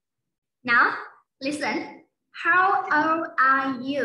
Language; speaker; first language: English; non-native, fluent; Vietnamese